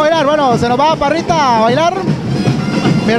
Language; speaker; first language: Spanish; native; Spanish